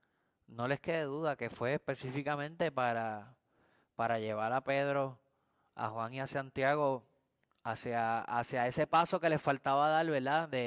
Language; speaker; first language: Spanish; native; Spanish